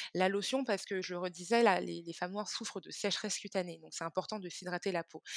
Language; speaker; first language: French; early bilingual, other home language; Hebrew